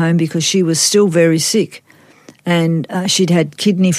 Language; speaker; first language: English; native; English